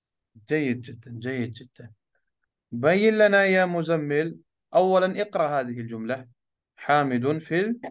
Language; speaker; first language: Arabic; non-native, fluent; Urdu